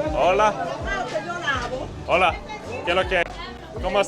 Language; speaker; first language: Spanish; non-native, learner; English